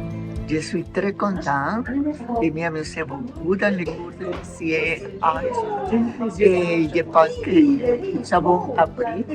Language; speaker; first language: French; non-native, learner; Spanish